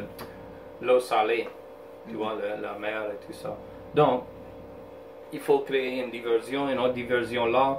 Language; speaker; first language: French; non-native, local second language; English